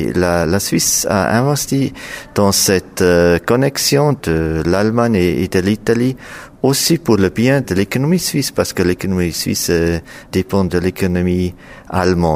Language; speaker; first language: French; non-native, local second language; German